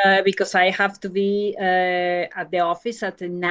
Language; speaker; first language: English; non-native, learner; Spanish